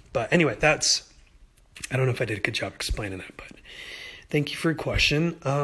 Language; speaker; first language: English; native; English